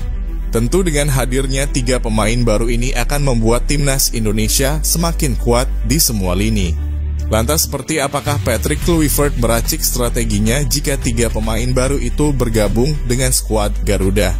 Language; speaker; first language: Indonesian; native; Indonesian